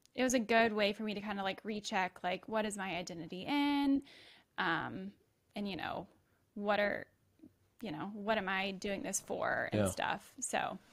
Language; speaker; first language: English; native; English